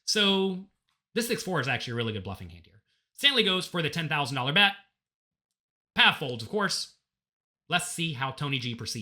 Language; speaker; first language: English; native; English